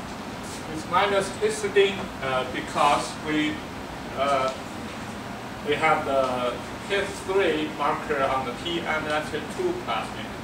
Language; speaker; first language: English; non-native, fluent; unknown